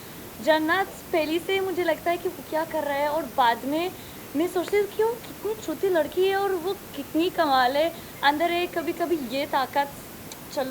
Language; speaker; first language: Hindi; non-native, learner; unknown